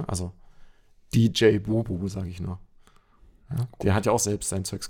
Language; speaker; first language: German; native; German